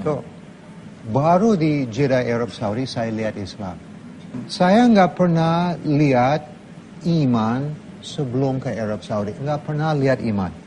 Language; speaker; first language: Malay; non-native, fluent; English